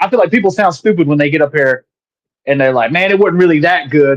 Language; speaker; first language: English; native; English